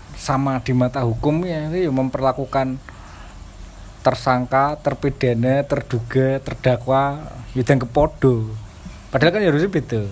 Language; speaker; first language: Indonesian; non-native, local second language; Javanese